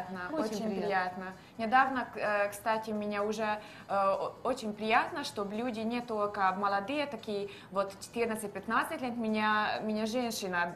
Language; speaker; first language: Russian; non-native, learner; Hungarian